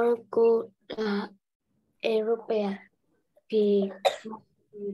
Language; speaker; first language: Italian; non-native, learner; Vietnamese